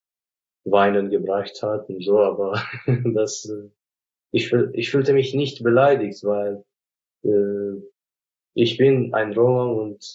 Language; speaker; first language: German; non-native, fluent; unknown